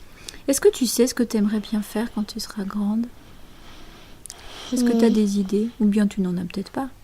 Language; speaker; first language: French; native; French